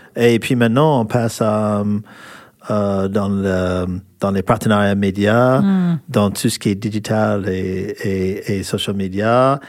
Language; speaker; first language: French; non-native, fluent; English